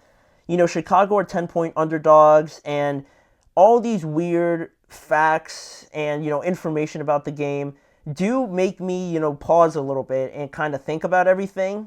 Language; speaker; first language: English; native; English